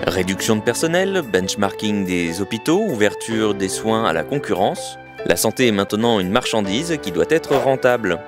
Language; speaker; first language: French; native; French